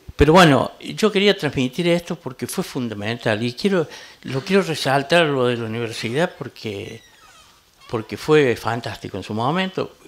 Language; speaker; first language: Spanish; native; Spanish